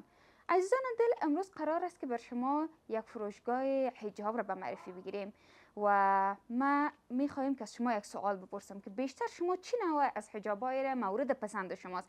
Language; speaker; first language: Persian; native; Persian